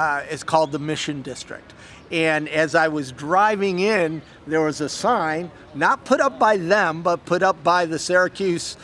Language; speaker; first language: English; native; English